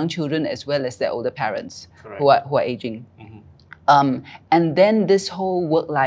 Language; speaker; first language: English; native; English